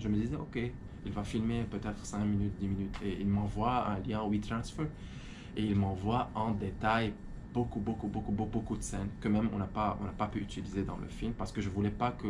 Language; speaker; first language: French; non-native, fluent; Arabic